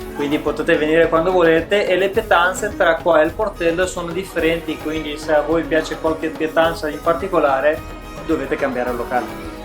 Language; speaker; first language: Italian; non-native, fluent; Persian